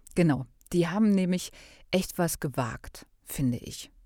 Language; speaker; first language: German; native; German